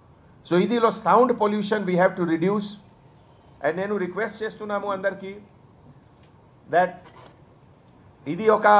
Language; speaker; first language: Telugu; non-native, fluent; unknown